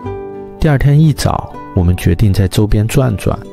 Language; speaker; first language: Chinese; native; Chinese